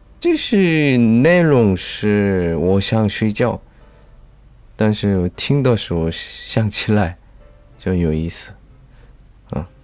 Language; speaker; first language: Chinese; non-native, learner; Korean